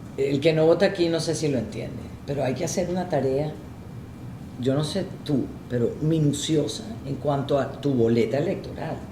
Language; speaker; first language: Spanish; native; Spanish